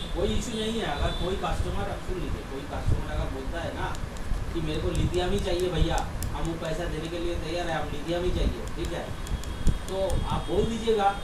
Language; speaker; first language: Hindi; non-native, local second language; Bangla